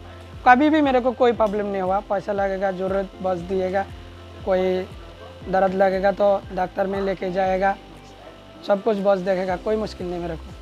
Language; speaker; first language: Hindi; non-native, learner; Bangla